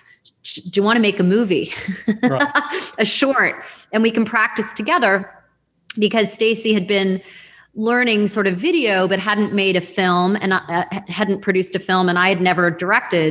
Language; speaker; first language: English; native; English